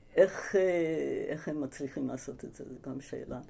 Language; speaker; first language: Hebrew; early bilingual, other home language; English